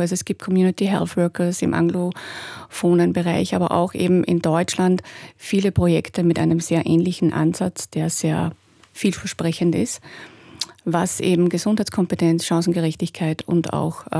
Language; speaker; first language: German; native; German